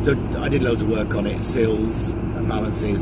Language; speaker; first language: English; native; English